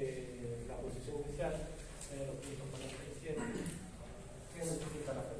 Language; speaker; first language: Spanish; native; Spanish